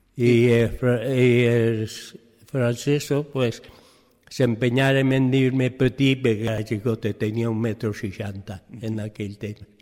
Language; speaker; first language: Catalan; early bilingual, other home language; French